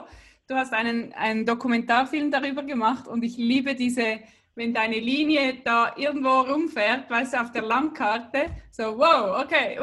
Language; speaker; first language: German; native; German